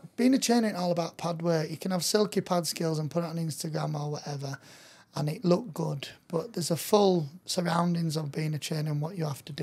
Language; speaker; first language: English; native; English